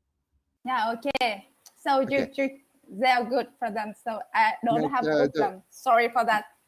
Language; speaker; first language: English; non-native, fluent; Vietnamese